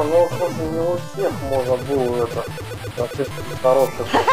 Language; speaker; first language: Russian; native; Russian